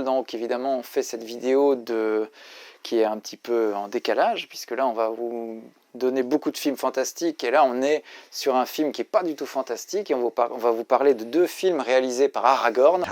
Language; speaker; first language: French; native; French